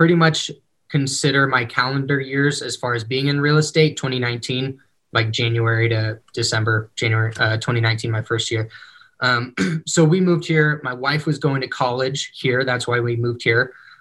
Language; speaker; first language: English; native; English